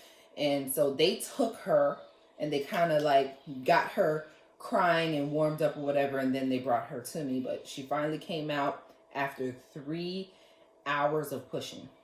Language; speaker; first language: English; native; English